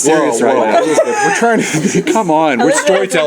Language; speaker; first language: English; native; English